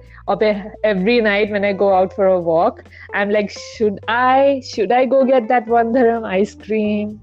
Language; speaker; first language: English; non-native, local second language; Urdu